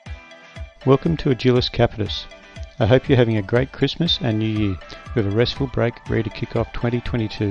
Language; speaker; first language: English; native; English